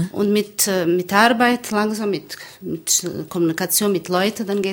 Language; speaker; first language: German; non-native, learner; Bosnian